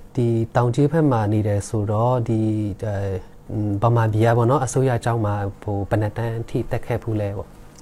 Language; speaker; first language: Burmese; non-native, local second language; Shan